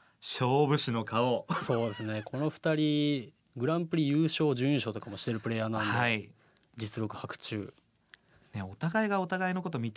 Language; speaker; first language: Japanese; native; Japanese